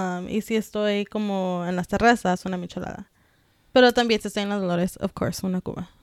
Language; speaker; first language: Spanish; early bilingual, heritage; Spanish